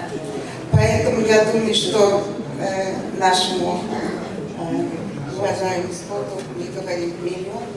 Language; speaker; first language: Russian; non-native, local second language; Uzbek